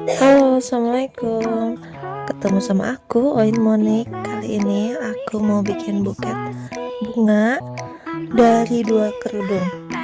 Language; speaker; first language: Indonesian; non-native, local second language; Sundanese